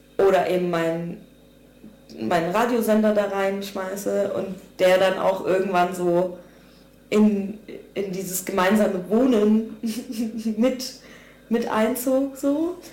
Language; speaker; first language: German; native; German